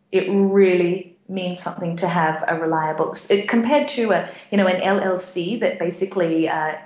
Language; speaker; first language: English; native; English